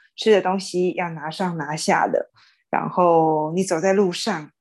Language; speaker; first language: Chinese; native; Chinese